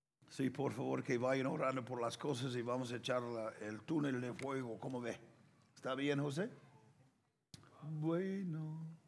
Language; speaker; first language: Spanish; non-native, fluent; English